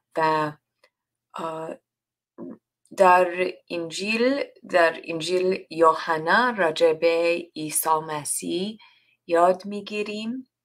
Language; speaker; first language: Persian; non-native, learner; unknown